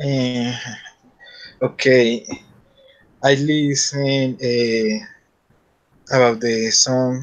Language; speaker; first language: English; non-native, learner; Spanish